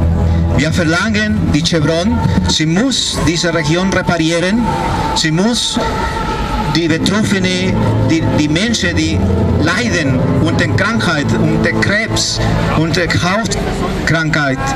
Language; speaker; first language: German; non-native, fluent; Spanish